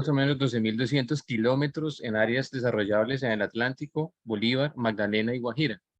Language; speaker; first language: Spanish; native; Spanish